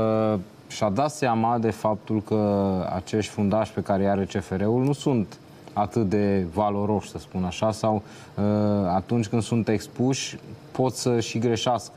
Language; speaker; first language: Romanian; native; Romanian